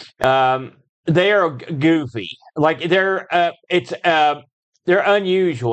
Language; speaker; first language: English; native; English